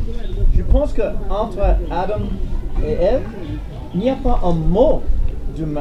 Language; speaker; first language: French; non-native, learner; English